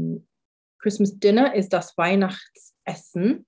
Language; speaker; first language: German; non-native, fluent; English